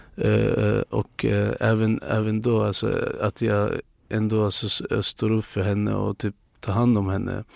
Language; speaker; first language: Swedish; non-native, fluent; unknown